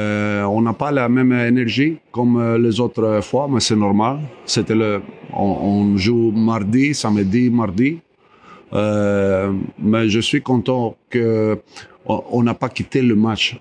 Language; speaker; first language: French; non-native, fluent; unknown